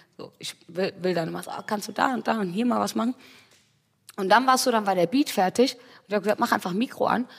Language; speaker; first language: German; early bilingual, other home language; Tigrinya